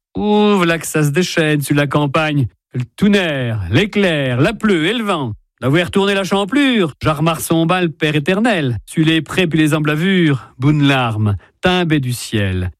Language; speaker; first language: French; native; French